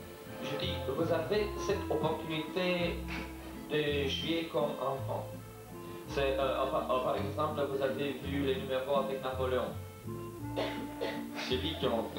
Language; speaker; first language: French; non-native, learner; Romanian